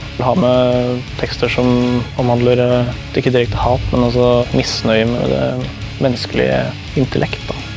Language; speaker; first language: Norwegian; native; Norwegian